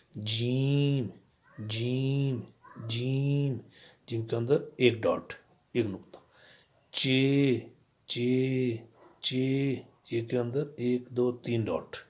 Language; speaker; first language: Urdu; native; Urdu